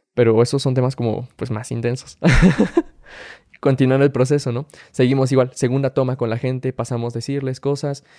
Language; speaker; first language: Spanish; native; Spanish